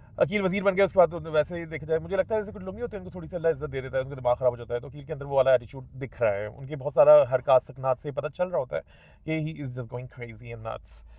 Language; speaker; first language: Urdu; native; Urdu